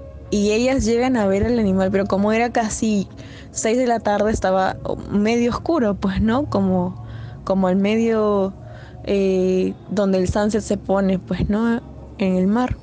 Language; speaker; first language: Spanish; native; Spanish